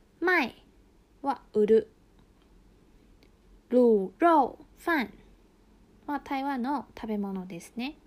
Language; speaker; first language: Japanese; non-native, local second language; Chinese